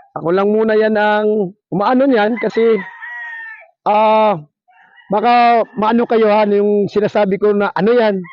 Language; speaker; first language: Filipino; non-native, local second language; Surigaonon